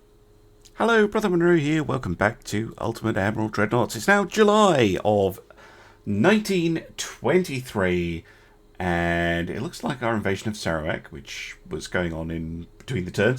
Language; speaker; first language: English; native; English